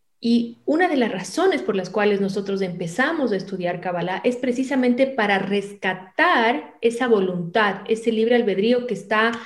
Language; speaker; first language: Spanish; native; Spanish